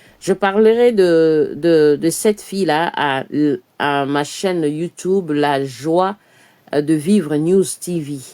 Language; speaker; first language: French; non-native, local second language; Lingala